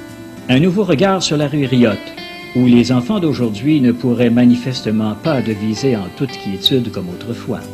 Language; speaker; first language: French; native; French